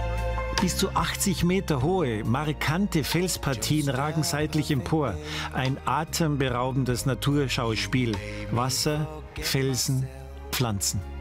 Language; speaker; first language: German; native; German